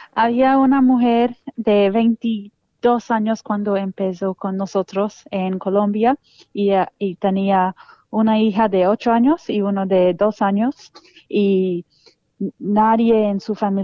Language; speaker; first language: Spanish; non-native, fluent; English